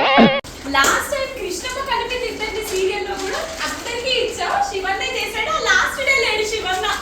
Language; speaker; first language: Telugu; native; Telugu